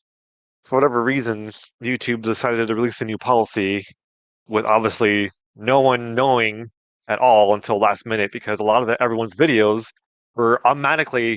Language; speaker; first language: English; native; English